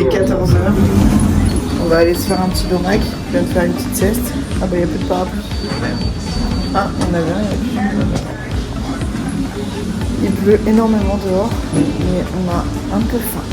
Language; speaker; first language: French; native; French